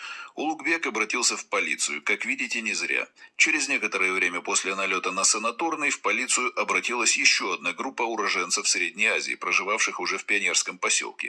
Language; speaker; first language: Russian; native; Russian